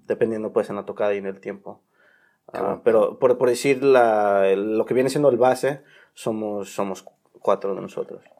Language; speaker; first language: Spanish; early bilingual, heritage; Spanish